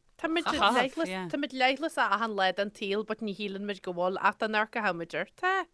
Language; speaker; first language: Irish; native; Irish